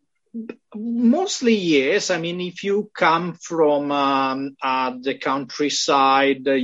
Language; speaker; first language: English; non-native, fluent; Italian